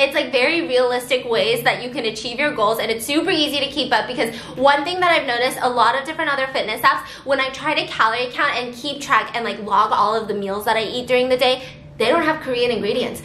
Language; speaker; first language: English; early bilingual, other home language; Korean